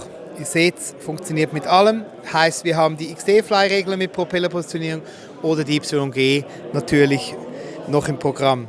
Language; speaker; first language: German; native; German